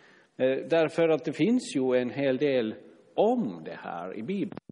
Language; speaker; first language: Swedish; non-native, fluent; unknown